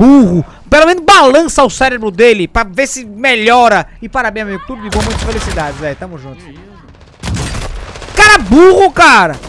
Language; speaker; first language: Portuguese; native; Portuguese